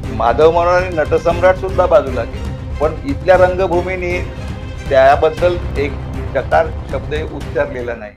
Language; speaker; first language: Marathi; native; Marathi